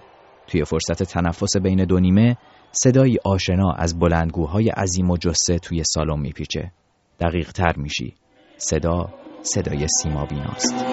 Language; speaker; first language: Persian; native; Persian